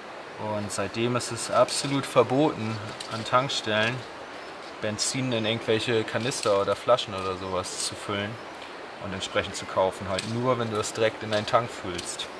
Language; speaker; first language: German; native; German